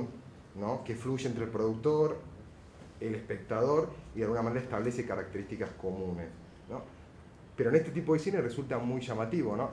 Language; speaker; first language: Spanish; native; Spanish